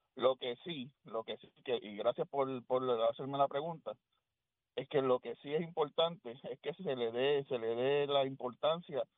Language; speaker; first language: Spanish; native; Spanish